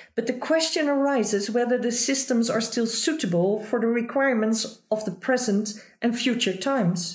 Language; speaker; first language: English; non-native, fluent; Dutch